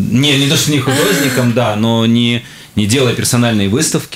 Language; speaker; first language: Russian; native; Russian